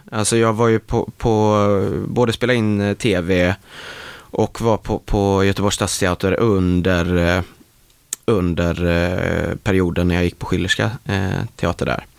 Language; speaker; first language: Swedish; native; Swedish